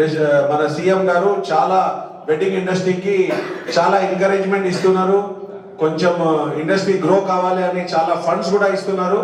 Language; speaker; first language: Telugu; non-native, local second language; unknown